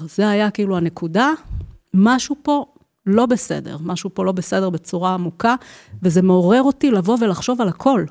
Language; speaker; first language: Hebrew; native; Hebrew